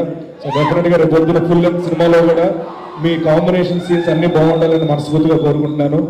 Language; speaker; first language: Telugu; native; Telugu